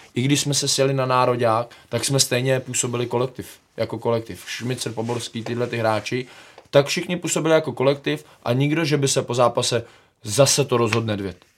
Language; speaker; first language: Czech; native; Czech